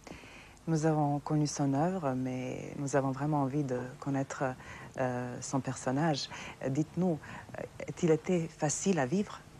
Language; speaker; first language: French; non-native, fluent; Serbian